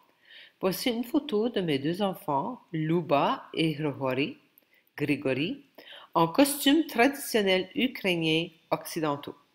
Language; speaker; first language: French; non-native, local second language; Ukrainian